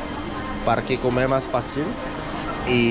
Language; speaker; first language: Spanish; non-native, learner; Korean